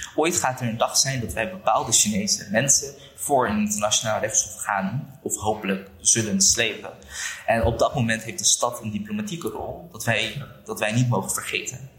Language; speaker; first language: Dutch; early bilingual, other home language; Uyghur